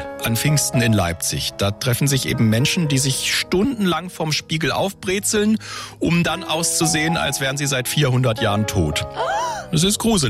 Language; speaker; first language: German; native; German